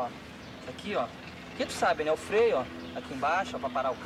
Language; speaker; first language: Portuguese; native; Portuguese